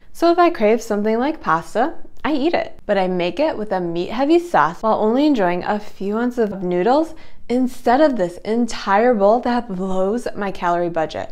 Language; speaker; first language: English; native; English